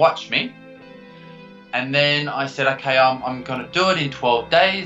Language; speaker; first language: English; native; English